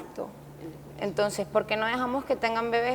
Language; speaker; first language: Spanish; native; Spanish